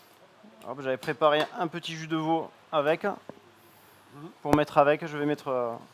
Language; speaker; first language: French; native; French